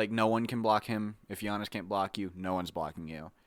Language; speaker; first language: English; native; English